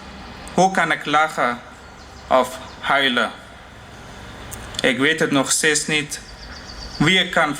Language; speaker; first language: Dutch; non-native, fluent; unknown